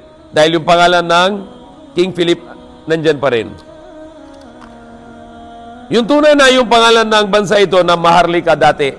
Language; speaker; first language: Filipino; non-native, fluent; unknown